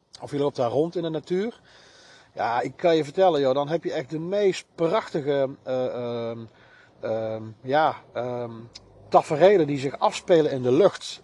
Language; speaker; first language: Dutch; native; Dutch